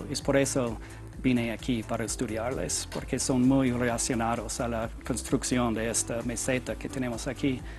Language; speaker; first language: Spanish; non-native, learner; English